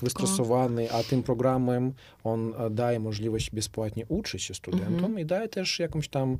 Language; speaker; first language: Polish; non-native, fluent; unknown